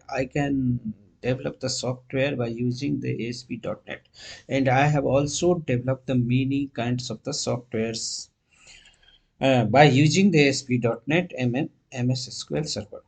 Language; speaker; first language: English; non-native, local second language; Hindi